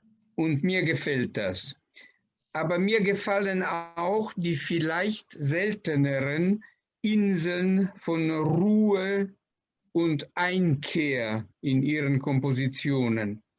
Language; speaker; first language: German; non-native, fluent; Italian